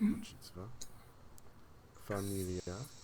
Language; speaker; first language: Russian; non-native, learner; English